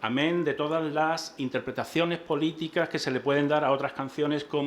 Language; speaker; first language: Spanish; native; Spanish